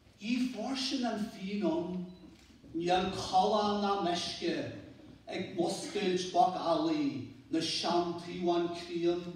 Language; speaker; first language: Irish; native; Irish